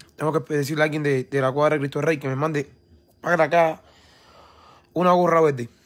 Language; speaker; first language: Spanish; native; Spanish